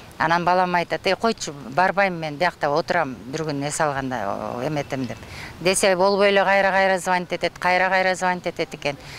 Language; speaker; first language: Kyrgyz; native; Kyrgyz